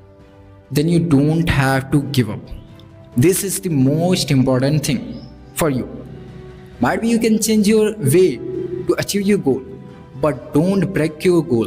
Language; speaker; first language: English; non-native, learner; Bhojpuri